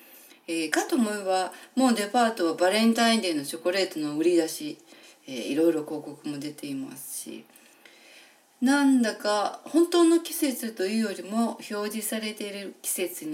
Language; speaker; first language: Japanese; native; Japanese